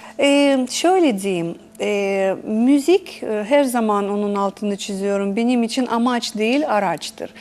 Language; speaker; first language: Turkish; non-native, fluent; Russian